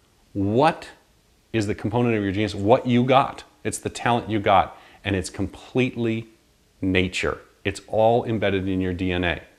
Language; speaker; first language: English; native; English